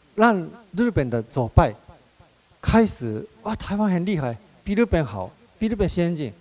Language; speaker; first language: Chinese; non-native, fluent; Japanese